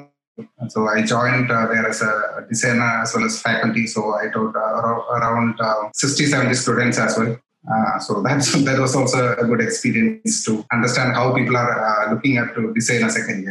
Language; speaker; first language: English; non-native, local second language; Malayalam